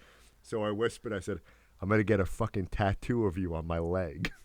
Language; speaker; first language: English; native; English